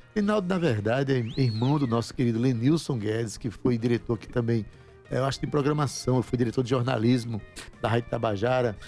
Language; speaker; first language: Portuguese; native; Portuguese